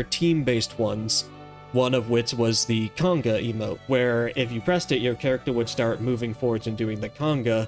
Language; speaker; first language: English; native; English